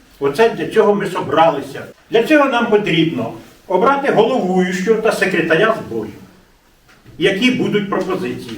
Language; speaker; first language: Ukrainian; native; Ukrainian